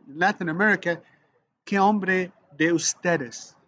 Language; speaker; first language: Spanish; non-native, learner; Arabic